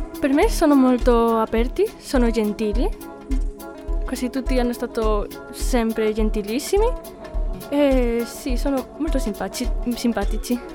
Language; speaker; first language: Italian; non-native, fluent; Spanish